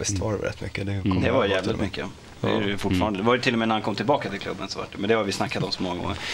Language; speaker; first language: Swedish; native; Swedish